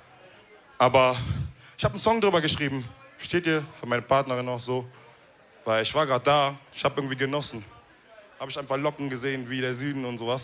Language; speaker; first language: German; early bilingual, other home language; Wolof